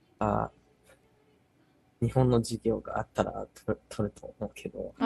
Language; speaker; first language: Japanese; early bilingual, heritage; English